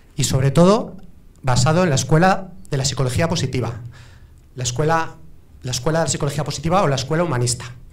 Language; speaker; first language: Spanish; native; Spanish